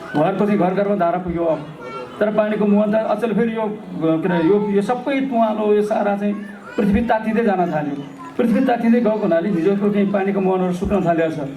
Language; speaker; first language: Nepali; non-native, local second language; Gurung